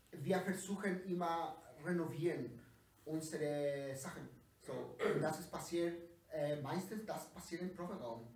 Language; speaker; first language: German; non-native, learner; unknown